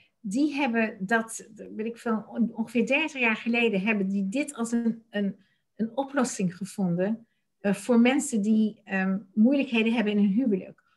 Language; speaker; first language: Dutch; native; Dutch